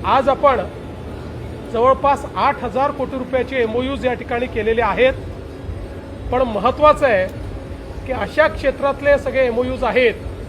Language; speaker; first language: Marathi; native; Marathi